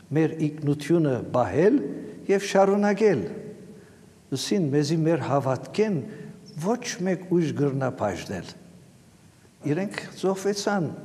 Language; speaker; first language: Armenian; early bilingual, heritage; Armenian